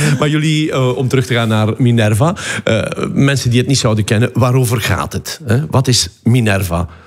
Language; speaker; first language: Dutch; native; Dutch